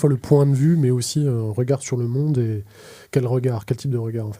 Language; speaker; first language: French; native; French